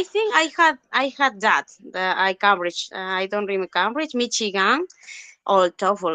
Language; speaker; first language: English; non-native, learner; Spanish